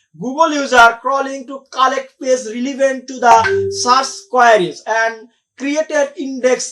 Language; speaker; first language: English; non-native, local second language; Bangla